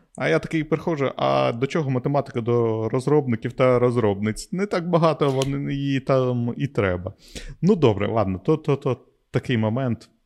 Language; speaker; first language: Ukrainian; non-native, local second language; Russian